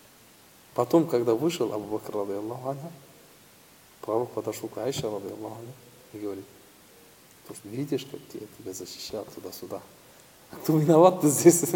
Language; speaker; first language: Russian; non-native, local second language; Tatar